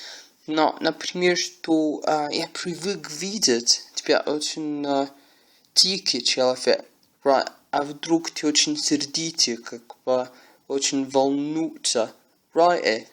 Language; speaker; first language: Russian; non-native, learner; English